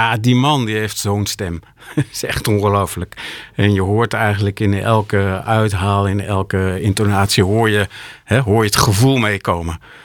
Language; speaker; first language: Dutch; native; Dutch